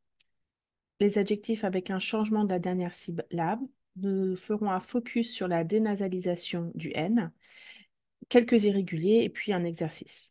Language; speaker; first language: French; native; French